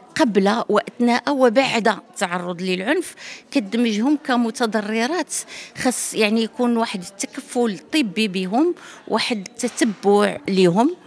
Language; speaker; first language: Arabic; native; Arabic